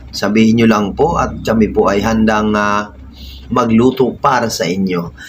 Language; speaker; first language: Filipino; native; Filipino